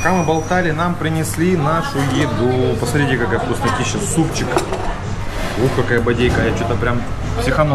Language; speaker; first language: Russian; native; Russian